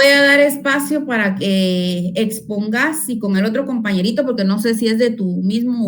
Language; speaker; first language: Spanish; native; Spanish